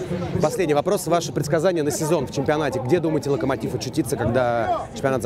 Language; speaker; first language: Russian; native; Russian